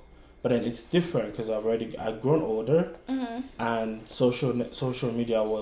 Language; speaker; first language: English; non-native, local second language; Yoruba